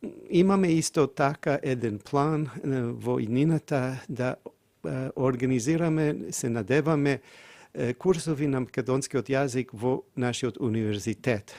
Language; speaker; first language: Macedonian; non-native, fluent; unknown